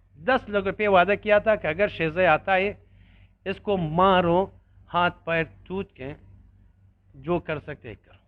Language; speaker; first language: Hindi; non-native, learner; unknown